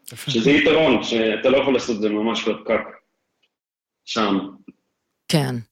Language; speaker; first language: Hebrew; non-native, fluent; English